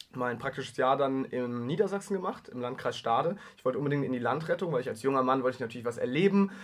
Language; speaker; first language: German; native; German